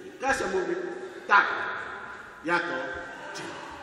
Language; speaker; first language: Polish; non-native, learner; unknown